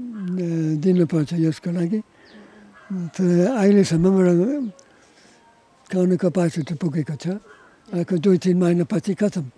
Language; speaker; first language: Nepali; non-native, learner; English